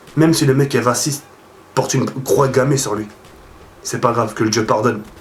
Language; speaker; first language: French; early bilingual, other home language; Arabic